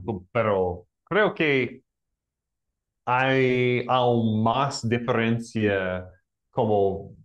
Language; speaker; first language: Spanish; non-native, learner; English